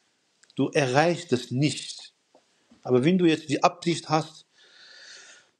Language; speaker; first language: German; non-native, fluent; Arabic